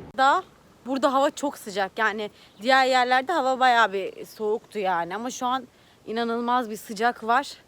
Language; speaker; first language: Turkish; native; Turkish